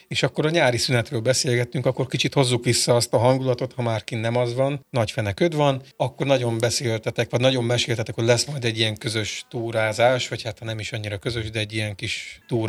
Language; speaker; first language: Hungarian; native; Hungarian